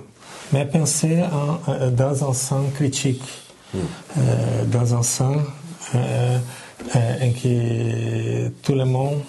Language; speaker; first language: French; non-native, learner; Portuguese